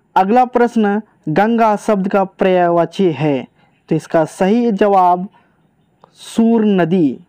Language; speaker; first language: Hindi; native; Hindi